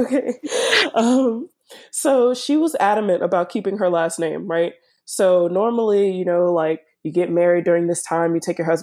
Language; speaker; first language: English; native; English